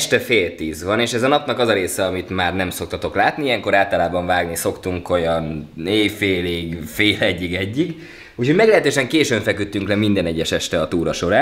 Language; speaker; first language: Hungarian; native; Hungarian